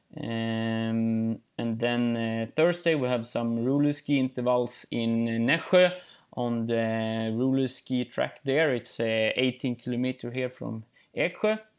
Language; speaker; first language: English; non-native, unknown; Swedish